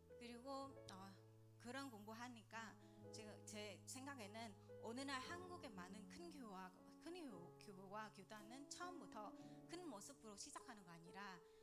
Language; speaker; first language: Korean; non-native, learner; Vietnamese